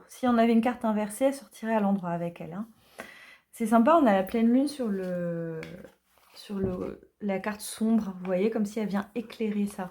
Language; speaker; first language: French; native; French